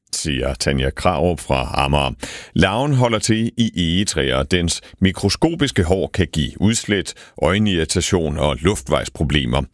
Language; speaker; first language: Danish; native; Danish